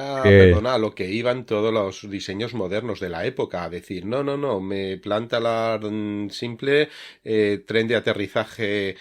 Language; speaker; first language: Spanish; native; Spanish